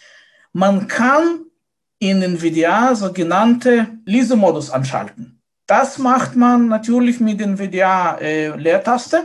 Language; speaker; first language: German; non-native, fluent; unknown